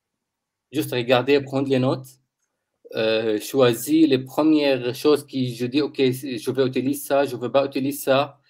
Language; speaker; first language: French; non-native, learner; Arabic